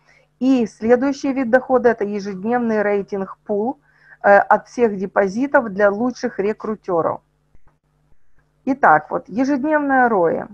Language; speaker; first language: Russian; native; Russian